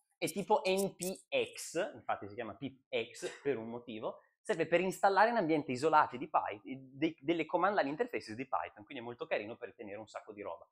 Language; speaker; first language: Italian; native; Italian